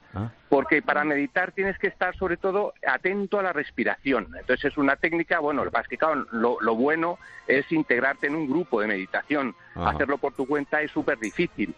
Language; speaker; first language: Spanish; native; Spanish